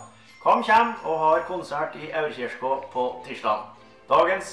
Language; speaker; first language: Norwegian; native; Norwegian